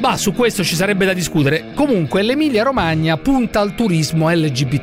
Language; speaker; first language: Italian; native; Italian